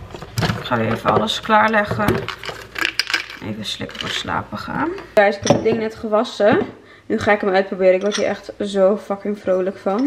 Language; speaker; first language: Dutch; native; Dutch